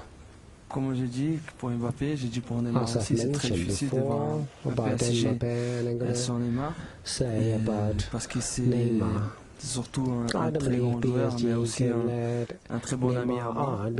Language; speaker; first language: French; non-native, fluent; Portuguese